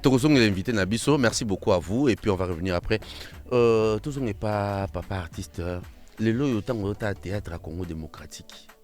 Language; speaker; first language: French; non-native, local second language; Lingala